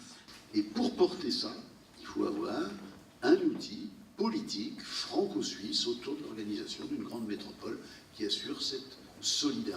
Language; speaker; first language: French; native; French